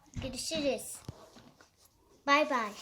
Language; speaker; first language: Turkish; early bilingual, other home language; Arabic